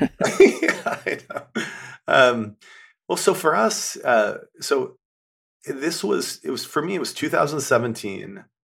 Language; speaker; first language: English; native; English